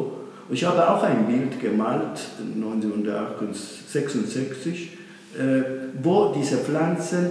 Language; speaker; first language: German; non-native, fluent; Italian